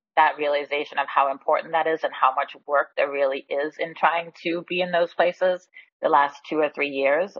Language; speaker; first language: English; non-native, fluent; Danish